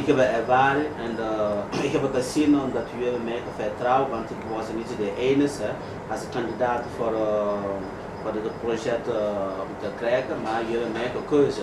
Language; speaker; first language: Dutch; non-native, learner; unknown